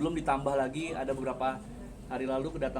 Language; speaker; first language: Indonesian; native; Indonesian